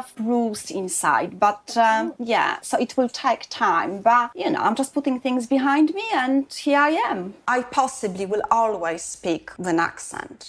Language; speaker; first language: English; non-native, fluent; Polish